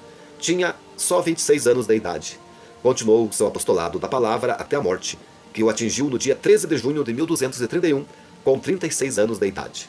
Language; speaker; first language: Portuguese; native; Portuguese